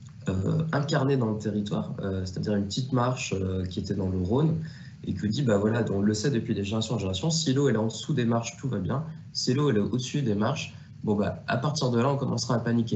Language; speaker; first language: French; native; French